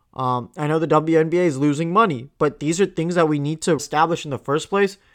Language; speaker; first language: English; non-native, local second language; Tamil